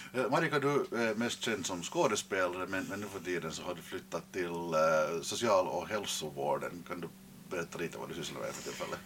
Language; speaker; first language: Swedish; native; Swedish